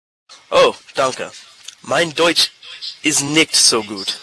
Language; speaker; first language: German; non-native, learner; English